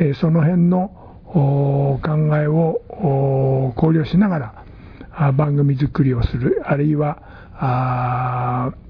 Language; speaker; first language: Japanese; native; Japanese